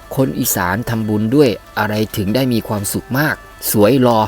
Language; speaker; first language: Thai; native; Thai